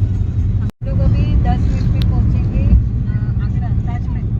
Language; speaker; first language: Hindi; non-native, local second language; Marathi